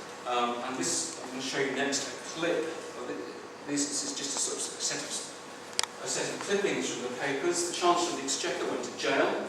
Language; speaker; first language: English; native; English